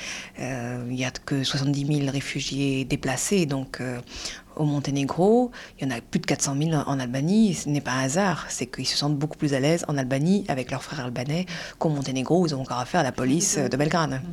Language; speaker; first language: French; native; French